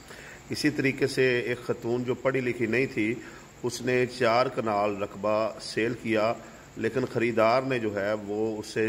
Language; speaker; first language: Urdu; non-native, local second language; Punjabi